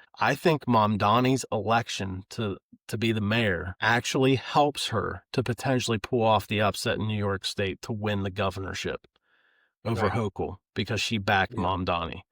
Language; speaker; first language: English; native; English